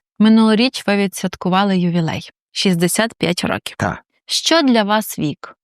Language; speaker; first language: Ukrainian; native; Ukrainian